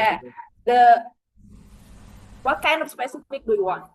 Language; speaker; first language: English; non-native, fluent; Indonesian